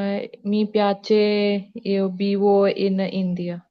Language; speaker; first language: Italian; non-native, learner; Punjabi